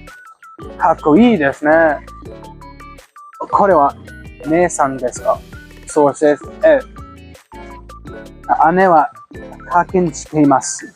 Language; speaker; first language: Japanese; non-native, learner; English